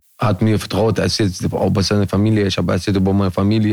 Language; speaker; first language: German; non-native, learner; Arabic